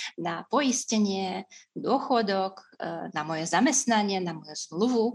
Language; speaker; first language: Slovak; non-native, fluent; Russian